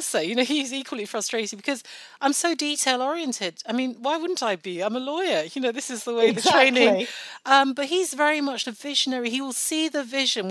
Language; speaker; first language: English; non-native, local second language; Yoruba